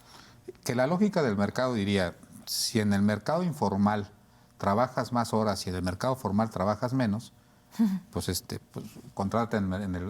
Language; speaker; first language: Spanish; native; Spanish